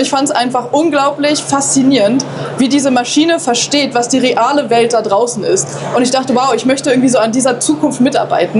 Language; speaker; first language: German; native; German